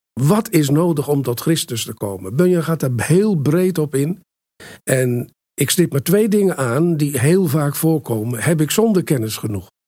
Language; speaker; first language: Dutch; native; Dutch